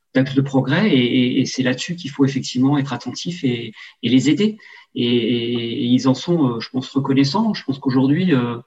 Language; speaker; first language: French; native; French